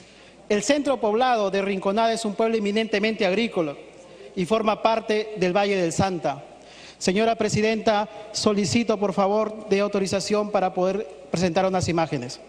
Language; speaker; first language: Spanish; native; Spanish